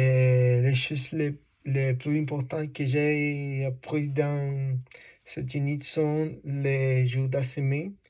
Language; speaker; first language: French; non-native, learner; Spanish